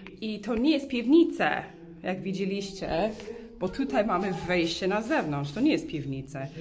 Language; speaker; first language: Polish; non-native, learner; English